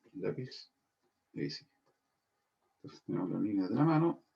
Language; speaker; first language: Spanish; native; Spanish